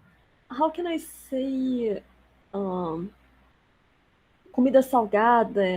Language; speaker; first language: English; non-native, learner; Portuguese